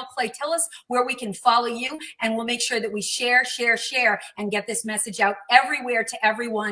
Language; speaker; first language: English; native; English